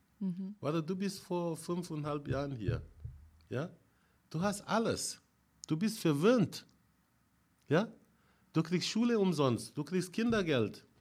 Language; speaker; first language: German; non-native, fluent; Wolof